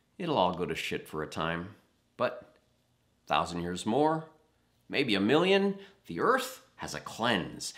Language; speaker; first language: English; native; English